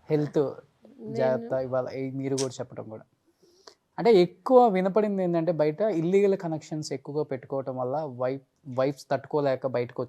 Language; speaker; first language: Telugu; native; Telugu